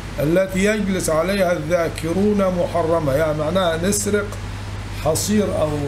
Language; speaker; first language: Arabic; native; Arabic